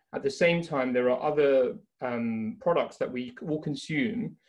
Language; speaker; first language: English; native; English